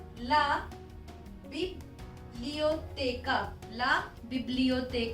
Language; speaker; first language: Spanish; non-native, fluent; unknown